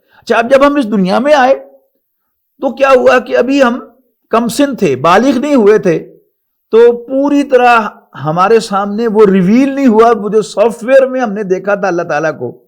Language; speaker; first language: Urdu; non-native, local second language; Punjabi